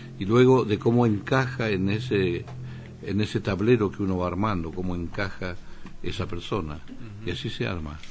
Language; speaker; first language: Spanish; native; Spanish